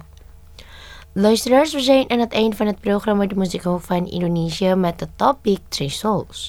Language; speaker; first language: Dutch; non-native, fluent; Indonesian